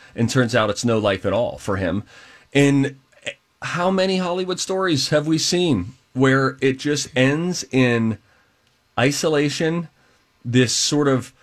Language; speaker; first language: English; native; English